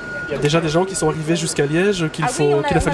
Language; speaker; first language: French; native; French